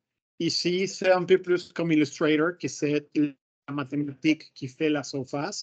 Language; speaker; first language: French; non-native, fluent; Spanish